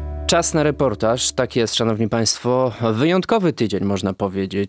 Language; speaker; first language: Polish; native; Polish